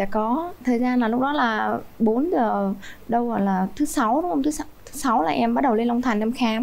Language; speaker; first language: Vietnamese; native; Vietnamese